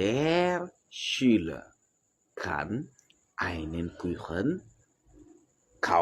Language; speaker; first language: German; non-native, fluent; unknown